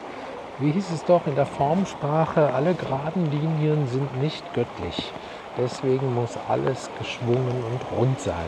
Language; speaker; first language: German; native; German